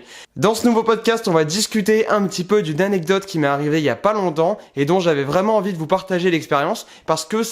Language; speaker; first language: French; native; French